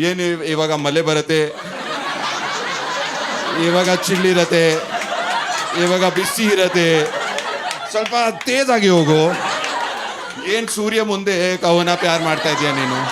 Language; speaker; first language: Kannada; non-native, learner; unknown